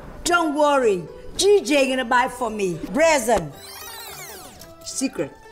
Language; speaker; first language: English; non-native, learner; Vietnamese